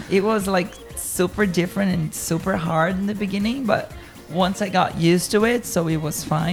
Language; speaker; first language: English; non-native, fluent; Portuguese